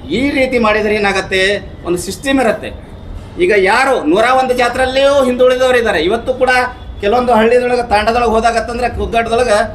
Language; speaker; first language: Kannada; non-native, local second language; Lambadi